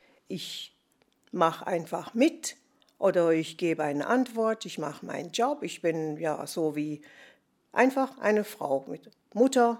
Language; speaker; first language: German; non-native, fluent; English